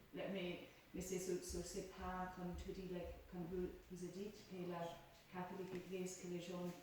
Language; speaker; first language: French; non-native, learner; English